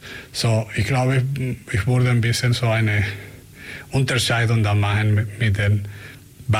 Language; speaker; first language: German; non-native, fluent; Spanish